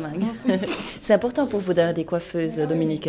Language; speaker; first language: French; native; French